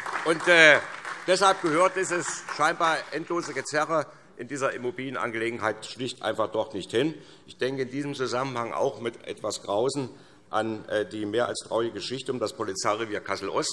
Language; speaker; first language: German; native; German